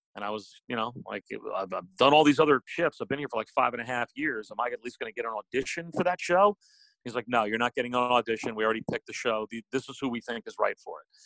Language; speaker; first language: English; native; English